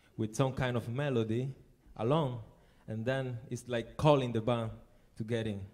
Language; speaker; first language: English; non-native, fluent; Spanish